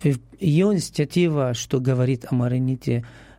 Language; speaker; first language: Russian; non-native, learner; Arabic